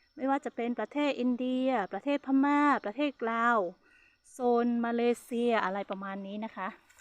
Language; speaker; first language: Thai; non-native, local second language; Hmong